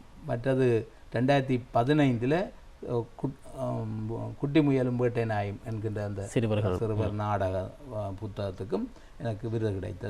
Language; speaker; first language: Tamil; native; Tamil